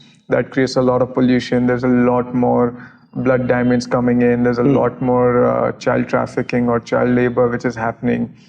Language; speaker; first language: English; non-native, local second language; Gujarati